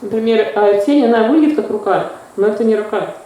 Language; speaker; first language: Russian; native; Russian